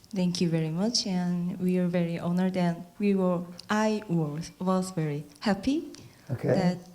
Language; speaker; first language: English; non-native, learner; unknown